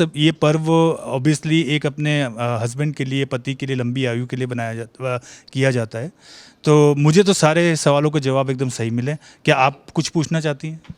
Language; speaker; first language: Hindi; native; Hindi